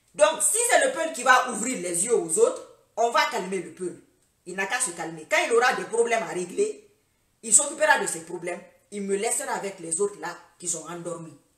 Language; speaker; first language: French; non-native, local second language; Fula